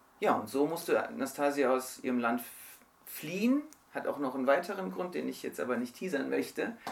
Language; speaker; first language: German; early bilingual, other home language; Turkish